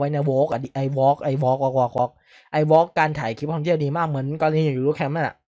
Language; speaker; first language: Thai; native; Thai